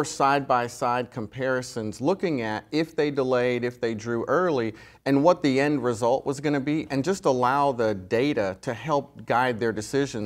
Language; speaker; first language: English; native; English